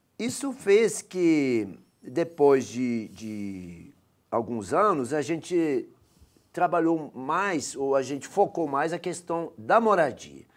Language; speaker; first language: Portuguese; non-native, fluent; Dutch